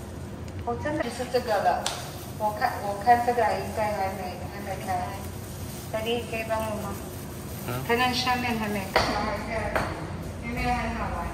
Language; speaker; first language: Chinese; non-native, learner; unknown